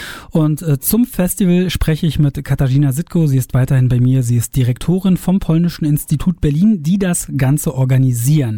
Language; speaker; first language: German; native; German